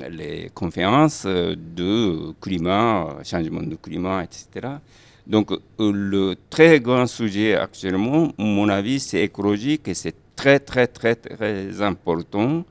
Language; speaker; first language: French; non-native, learner; Japanese